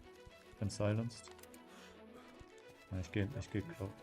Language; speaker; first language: German; native; German